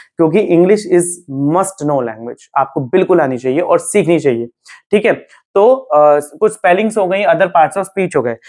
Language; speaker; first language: Hindi; native; Hindi